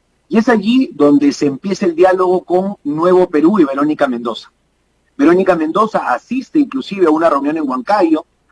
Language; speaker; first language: Spanish; native; Spanish